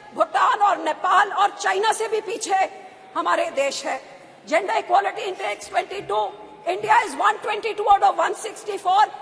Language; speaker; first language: Hindi; non-native, local second language; Punjabi